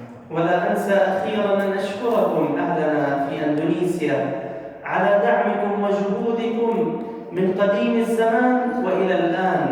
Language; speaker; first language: Arabic; native; Arabic